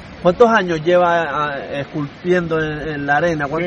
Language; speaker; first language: Spanish; native; Spanish